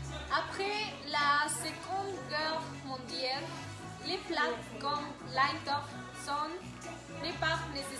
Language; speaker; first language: French; non-native, learner; Spanish